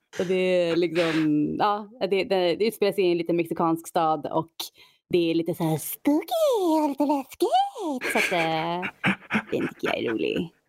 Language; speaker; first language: Swedish; native; Swedish